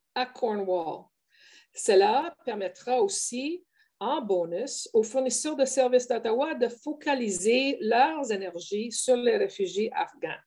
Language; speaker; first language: French; native; French